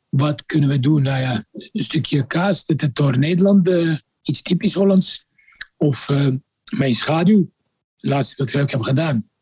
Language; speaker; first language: Dutch; non-native, fluent; Arabic